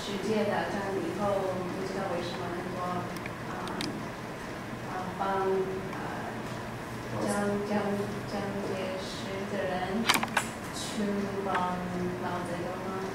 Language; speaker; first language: Chinese; non-native, learner; English